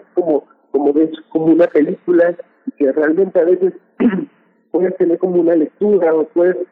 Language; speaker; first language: Spanish; native; Spanish